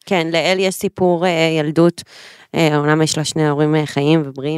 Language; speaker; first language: Hebrew; native; Hebrew